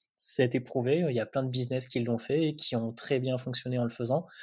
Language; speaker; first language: French; native; French